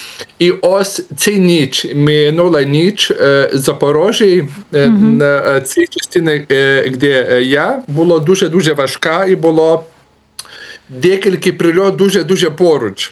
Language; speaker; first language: Ukrainian; non-native, learner; Lithuanian